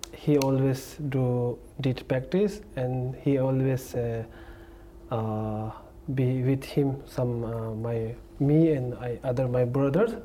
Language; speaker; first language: English; non-native, learner; Tibetan